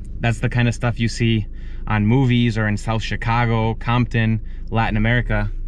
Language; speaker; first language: English; native; English